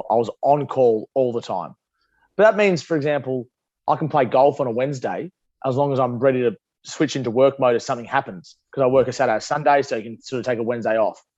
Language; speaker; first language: English; native; English